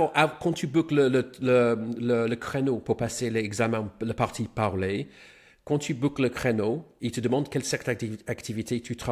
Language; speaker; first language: French; non-native, fluent; English